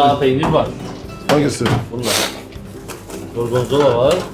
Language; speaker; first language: Turkish; non-native, learner; French